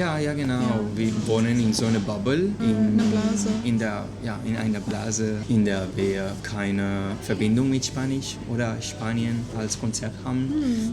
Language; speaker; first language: German; non-native, fluent; Catalan